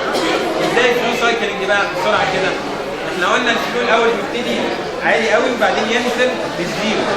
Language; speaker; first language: Arabic; native; Arabic